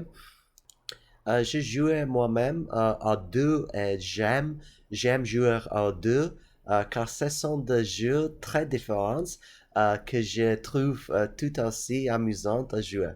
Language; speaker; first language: French; non-native, learner; English